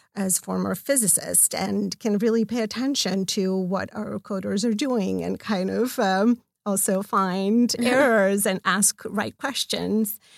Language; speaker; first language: English; non-native, fluent; Serbian